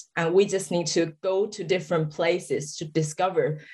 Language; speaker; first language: English; non-native, fluent; Chinese